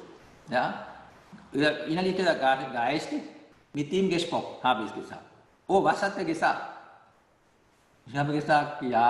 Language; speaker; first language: German; non-native, fluent; Sinhala